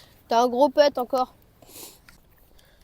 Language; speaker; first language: French; native; French